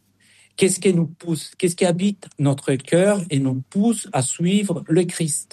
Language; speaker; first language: French; non-native, fluent; Spanish